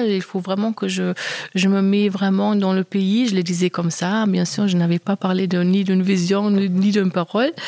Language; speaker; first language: French; non-native, fluent; German